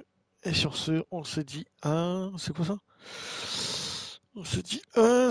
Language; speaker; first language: French; native; French